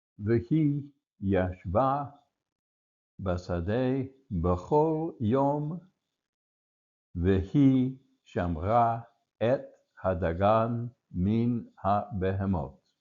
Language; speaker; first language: Hebrew; non-native, learner; English